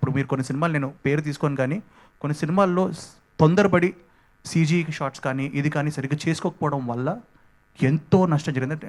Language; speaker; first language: Telugu; native; Telugu